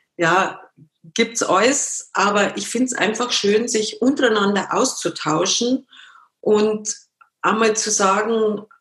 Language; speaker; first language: German; native; German